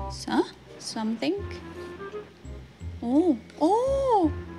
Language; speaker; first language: English; non-native, learner; Indonesian